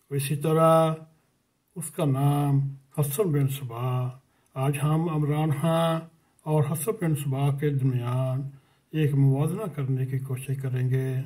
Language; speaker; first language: Urdu; native; Urdu